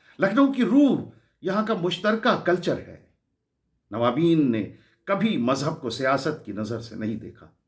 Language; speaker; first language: Urdu; native; Urdu